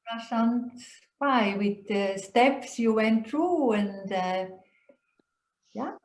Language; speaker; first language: English; non-native, fluent; German